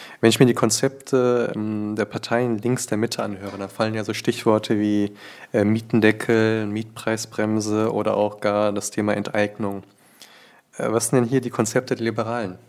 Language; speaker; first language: German; early bilingual, other home language; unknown